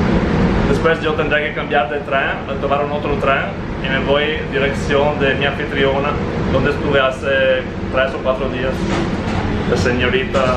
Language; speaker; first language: Spanish; non-native, fluent; Italian